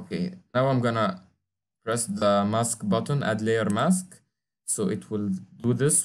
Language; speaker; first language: English; non-native, fluent; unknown